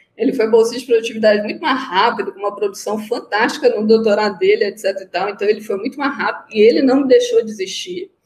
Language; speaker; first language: Portuguese; native; Portuguese